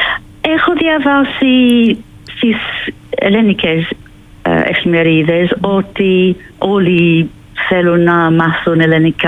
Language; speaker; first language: Greek; non-native, fluent; English